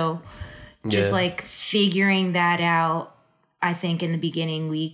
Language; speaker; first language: English; native; English